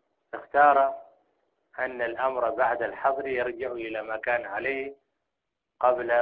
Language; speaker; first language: Arabic; native; Arabic